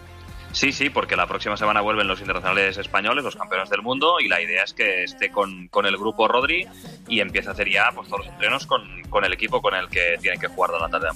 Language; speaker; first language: Spanish; non-native, local second language; Catalan